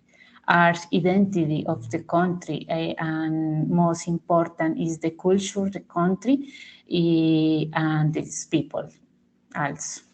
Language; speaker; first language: English; non-native, learner; Spanish